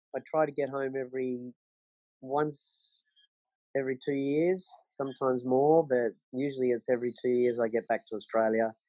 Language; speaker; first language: English; native; English